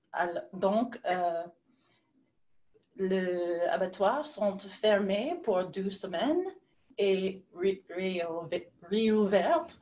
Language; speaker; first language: French; non-native, learner; English